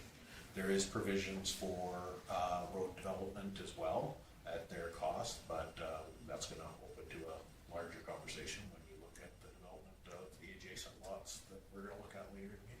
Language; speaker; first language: English; native; English